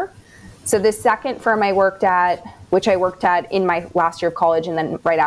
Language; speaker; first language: English; native; English